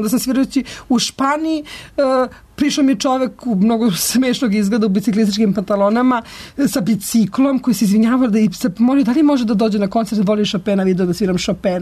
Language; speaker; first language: Serbian; native; Serbian